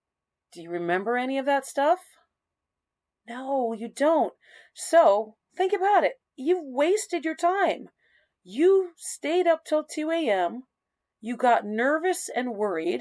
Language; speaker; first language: English; native; English